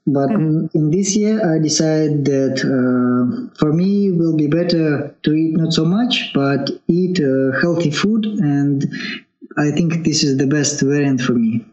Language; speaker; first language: English; non-native, learner; Russian